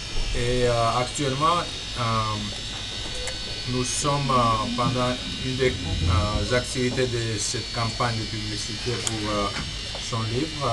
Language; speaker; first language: French; non-native, fluent; Georgian